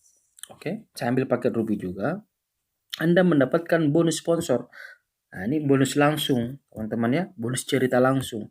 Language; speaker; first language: Indonesian; native; Indonesian